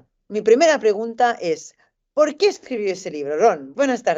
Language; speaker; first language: Spanish; native; Spanish